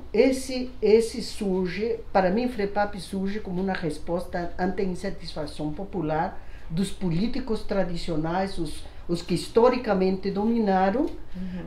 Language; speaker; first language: Portuguese; non-native, fluent; Spanish